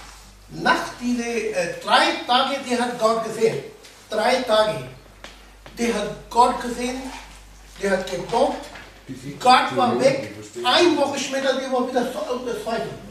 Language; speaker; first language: German; non-native, learner; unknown